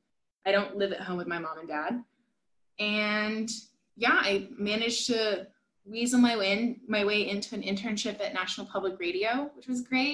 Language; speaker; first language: English; native; English